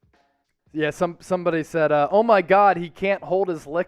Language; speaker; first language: English; native; English